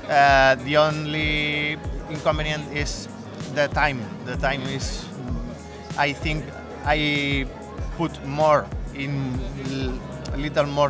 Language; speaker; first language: English; non-native, learner; Spanish